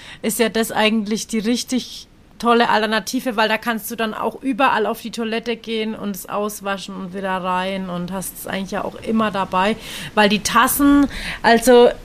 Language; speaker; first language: German; native; German